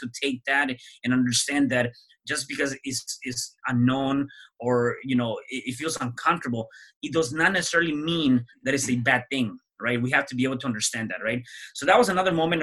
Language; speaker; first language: English; early bilingual, other home language; Spanish